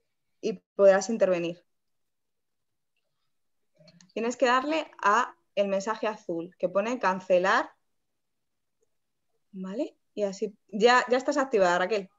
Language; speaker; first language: Spanish; native; Spanish